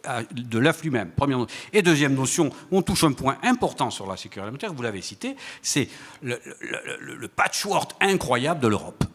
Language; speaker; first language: French; native; French